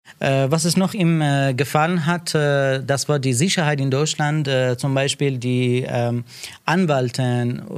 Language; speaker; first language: German; non-native, learner; Persian